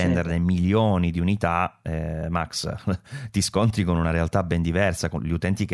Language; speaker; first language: Italian; native; Italian